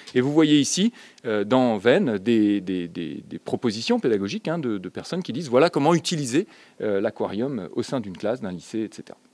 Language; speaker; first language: French; native; French